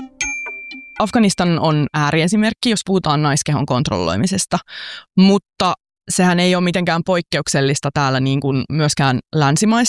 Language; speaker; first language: Finnish; native; Finnish